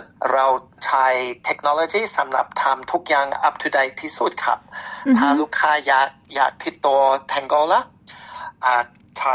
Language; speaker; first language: Thai; non-native, fluent; English